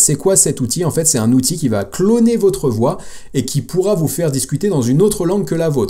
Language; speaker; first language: French; native; French